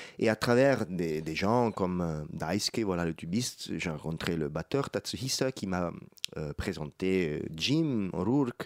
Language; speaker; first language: French; non-native, fluent; Italian